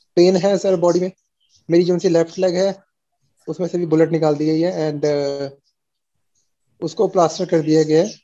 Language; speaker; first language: Hindi; native; Hindi